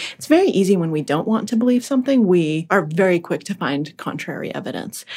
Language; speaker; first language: English; early bilingual, other home language; Russian